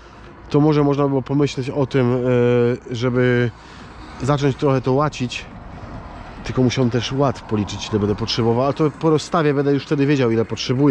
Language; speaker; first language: Polish; native; Polish